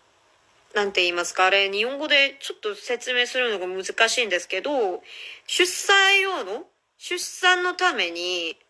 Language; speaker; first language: Japanese; non-native, fluent; Korean